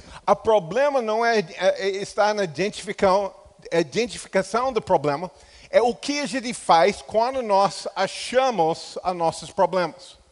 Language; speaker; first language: Portuguese; non-native, fluent; English